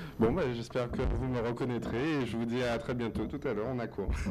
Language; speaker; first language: French; native; French